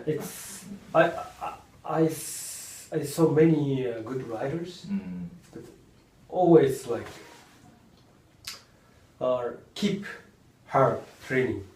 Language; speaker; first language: English; non-native, learner; Japanese